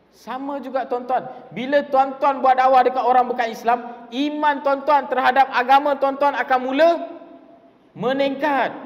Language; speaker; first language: Malay; non-native, local second language; Tamil